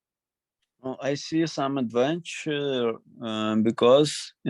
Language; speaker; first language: English; non-native, learner; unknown